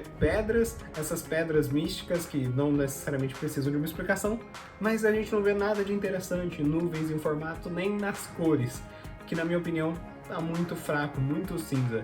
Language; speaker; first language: Portuguese; native; Portuguese